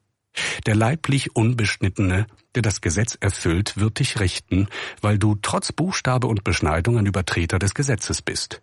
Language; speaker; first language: German; native; German